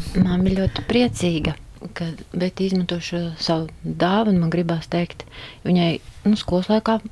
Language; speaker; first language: Latvian; native; Latvian